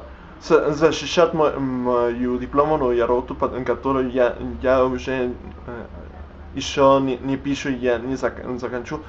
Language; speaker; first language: Russian; non-native, learner; Spanish